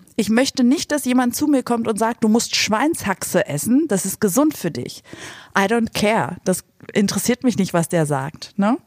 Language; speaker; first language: German; native; German